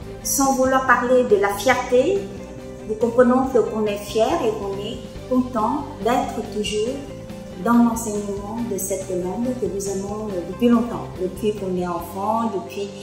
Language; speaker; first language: French; non-native, fluent; Vietnamese